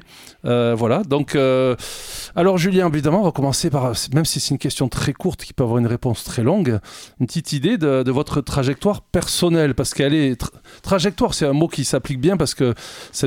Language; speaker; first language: French; native; French